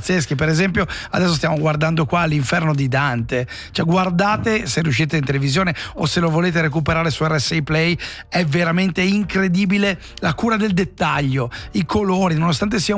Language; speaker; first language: Italian; native; Italian